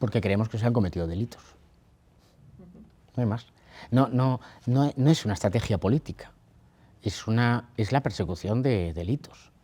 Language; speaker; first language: Spanish; native; Spanish